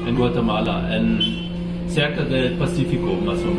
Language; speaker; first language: Spanish; non-native, learner; German